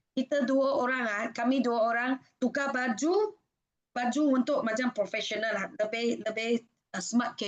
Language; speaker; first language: Indonesian; non-native, fluent; Malay